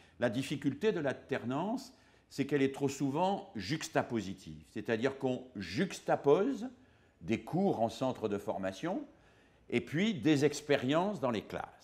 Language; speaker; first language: French; native; French